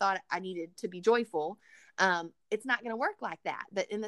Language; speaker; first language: English; native; English